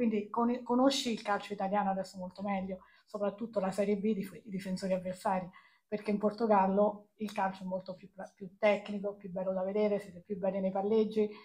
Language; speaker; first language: Italian; native; Italian